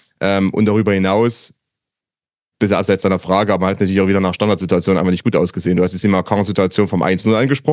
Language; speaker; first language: German; native; German